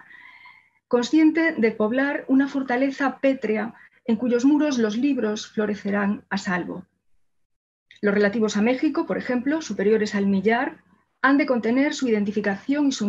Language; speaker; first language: Spanish; native; Spanish